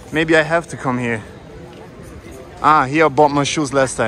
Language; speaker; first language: English; non-native, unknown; German